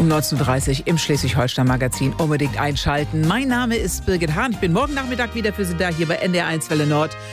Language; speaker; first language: German; native; German